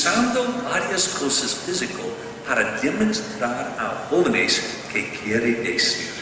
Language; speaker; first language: Spanish; non-native, learner; English